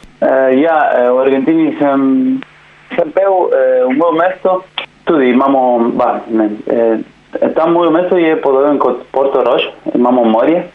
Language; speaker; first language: Slovenian; non-native, learner; Spanish